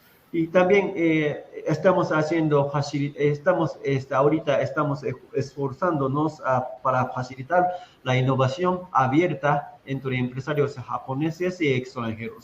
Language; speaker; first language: Spanish; non-native, fluent; Japanese